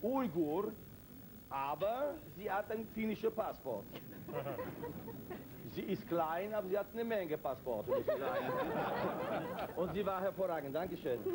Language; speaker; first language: German; non-native, fluent; Italian